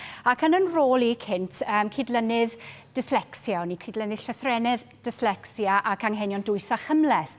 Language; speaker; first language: Welsh; native; Welsh